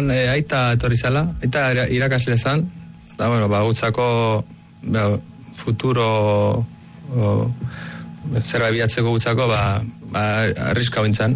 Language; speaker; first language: Basque; early bilingual, other home language; Arabic